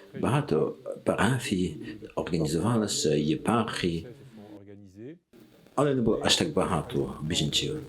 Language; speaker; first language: Ukrainian; non-native, learner; French